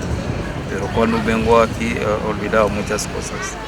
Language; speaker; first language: Spanish; non-native, learner; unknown